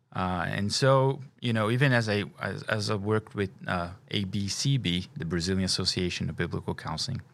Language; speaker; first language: English; non-native, fluent; Portuguese